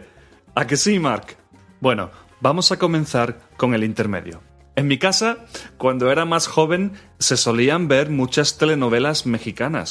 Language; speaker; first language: Spanish; native; Spanish